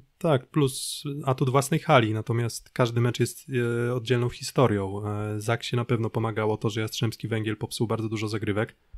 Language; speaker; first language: Polish; native; Polish